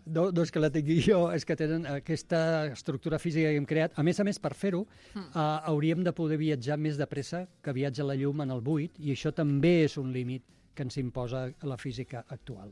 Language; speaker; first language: Catalan; native; Catalan